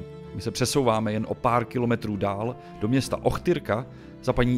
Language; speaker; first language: Czech; native; Czech